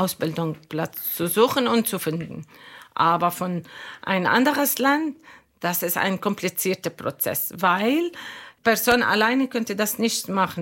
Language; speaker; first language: German; non-native, fluent; Arabic